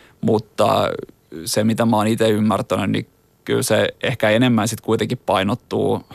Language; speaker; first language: Finnish; native; Finnish